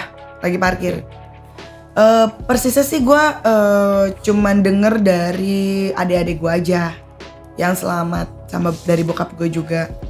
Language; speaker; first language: Indonesian; native; Indonesian